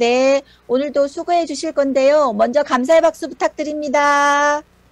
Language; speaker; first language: Korean; native; Korean